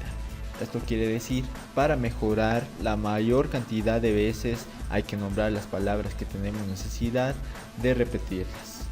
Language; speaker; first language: Spanish; native; Spanish